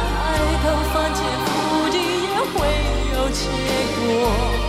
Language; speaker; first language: Chinese; native; Chinese